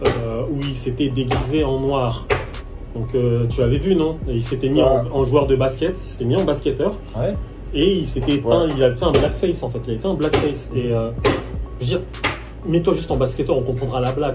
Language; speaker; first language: French; native; French